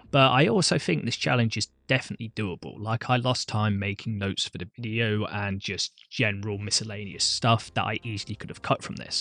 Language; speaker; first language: English; native; English